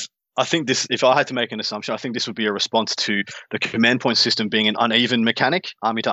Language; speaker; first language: English; native; English